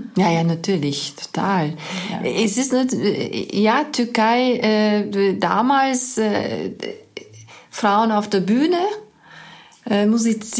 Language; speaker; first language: German; non-native, fluent; Turkish